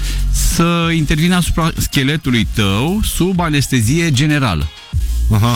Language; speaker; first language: Romanian; native; Romanian